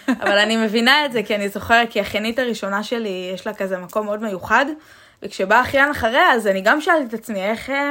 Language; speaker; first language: Hebrew; native; Hebrew